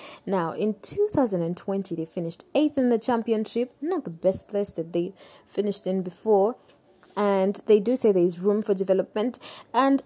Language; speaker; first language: English; non-native, local second language; Ganda